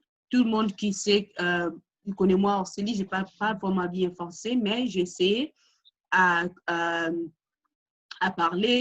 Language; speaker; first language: French; non-native, learner; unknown